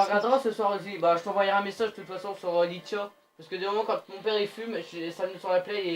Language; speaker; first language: French; native; French